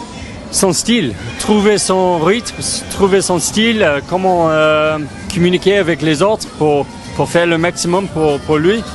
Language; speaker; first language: French; non-native, fluent; English